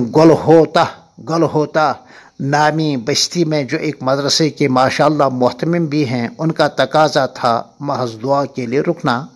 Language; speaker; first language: Urdu; non-native, local second language; Kashmiri